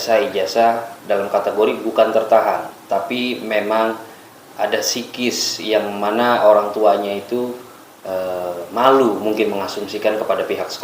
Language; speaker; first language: Indonesian; native; Indonesian